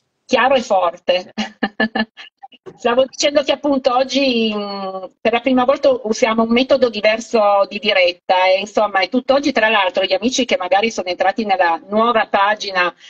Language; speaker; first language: Italian; native; Italian